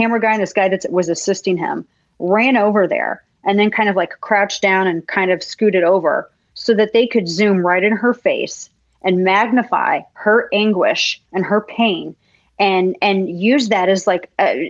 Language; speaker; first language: English; native; English